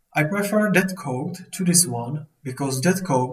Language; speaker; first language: English; non-native, fluent; Czech